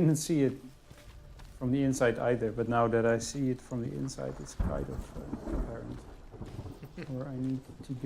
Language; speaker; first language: English; non-native, fluent; Dutch